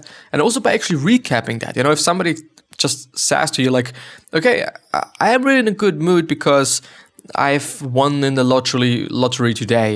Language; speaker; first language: English; non-native, fluent; German